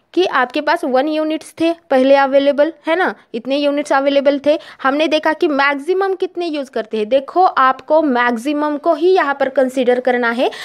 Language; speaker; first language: Hindi; non-native, local second language; Marathi